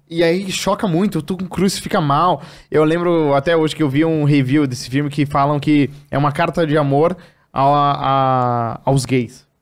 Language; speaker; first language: Portuguese; native; Portuguese